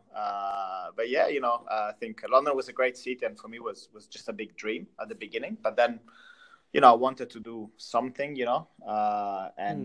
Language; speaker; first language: English; non-native, fluent; Italian